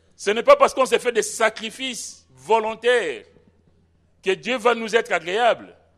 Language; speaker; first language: French; non-native, local second language; Lingala